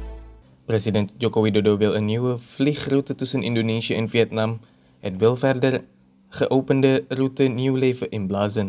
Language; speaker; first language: Dutch; non-native, fluent; Indonesian